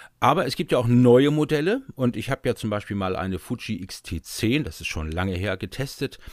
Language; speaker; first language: German; native; German